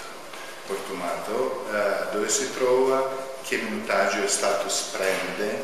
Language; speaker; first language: Italian; non-native, fluent; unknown